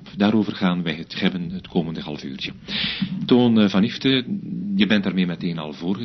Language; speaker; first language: Dutch; native; Dutch